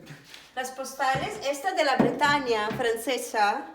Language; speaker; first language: Spanish; non-native, local second language; Portuguese